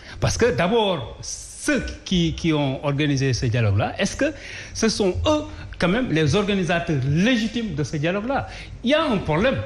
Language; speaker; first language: French; non-native, local second language; Wolof